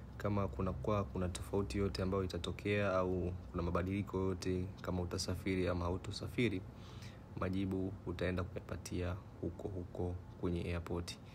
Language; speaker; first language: Swahili; native; Swahili